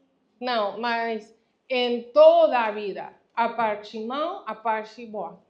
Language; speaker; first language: Portuguese; non-native, fluent; Spanish